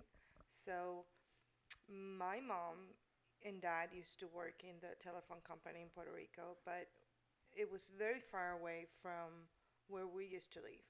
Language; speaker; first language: English; non-native, fluent; Spanish